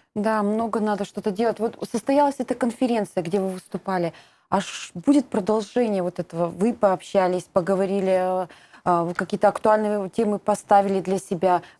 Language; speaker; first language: Russian; native; Russian